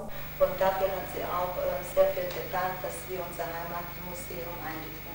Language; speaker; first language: German; non-native, local second language; Hungarian